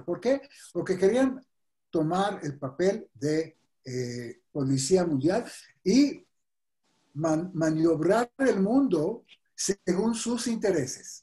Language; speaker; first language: Spanish; non-native, fluent; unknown